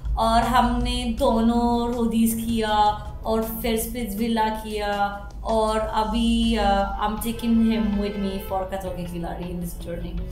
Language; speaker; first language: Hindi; non-native, learner; Arabic